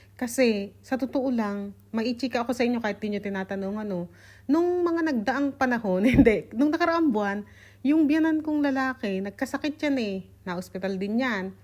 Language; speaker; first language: Filipino; native; Filipino